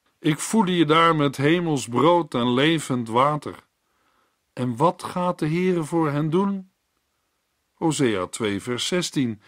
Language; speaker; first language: Dutch; native; Dutch